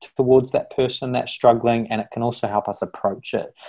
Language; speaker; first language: English; native; English